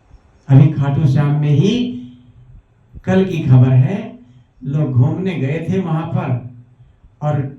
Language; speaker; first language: Hindi; native; Hindi